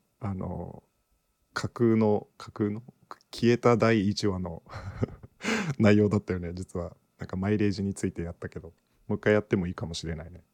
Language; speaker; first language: Japanese; native; Japanese